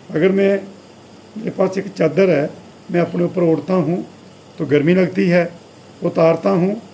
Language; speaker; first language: Hindi; non-native, local second language; Punjabi